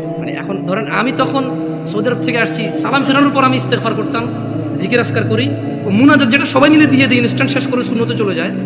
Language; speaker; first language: Bangla; early bilingual, heritage; Bangla